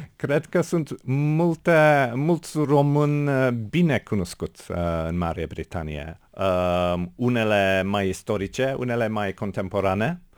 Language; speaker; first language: Romanian; non-native, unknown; English